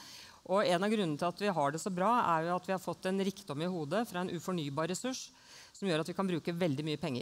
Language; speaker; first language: Norwegian; native; Norwegian